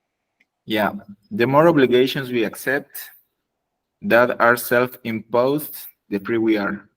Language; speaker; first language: English; non-native, learner; Spanish